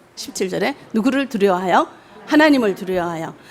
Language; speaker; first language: Korean; native; Korean